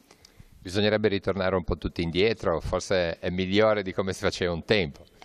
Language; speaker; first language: Italian; native; Italian